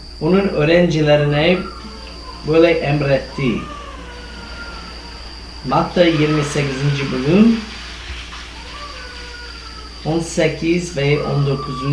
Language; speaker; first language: Turkish; non-native, fluent; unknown